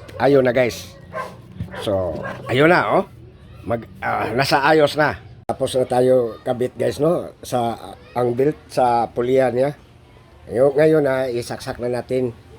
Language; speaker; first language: Filipino; non-native, local second language; Cebuano